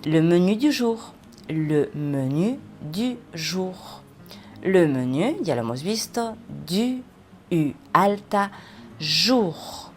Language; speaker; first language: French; non-native, fluent; Spanish